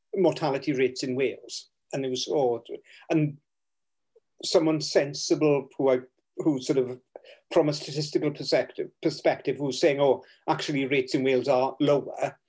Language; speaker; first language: English; native; English